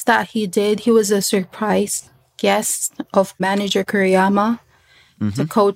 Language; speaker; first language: English; non-native, local second language; Filipino